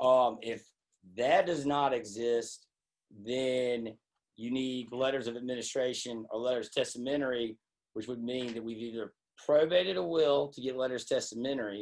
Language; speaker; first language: English; native; English